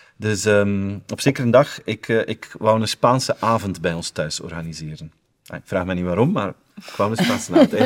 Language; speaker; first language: Dutch; native; Dutch